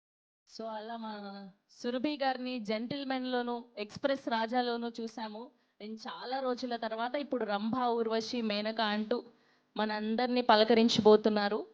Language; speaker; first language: Telugu; native; Telugu